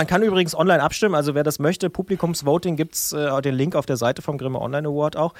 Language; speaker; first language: German; native; German